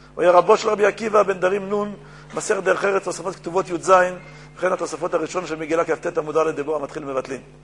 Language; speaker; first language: Hebrew; native; Hebrew